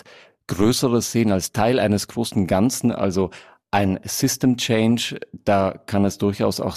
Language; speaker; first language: German; native; German